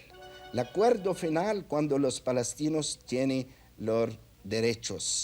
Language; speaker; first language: Spanish; non-native, fluent; Arabic